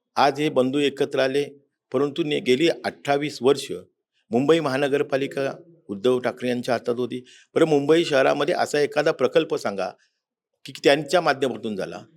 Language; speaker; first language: Marathi; native; Marathi